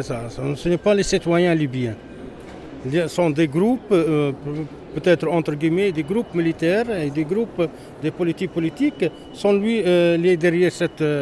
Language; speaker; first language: French; non-native, learner; Arabic